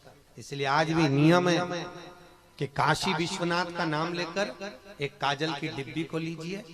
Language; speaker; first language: Hindi; native; Hindi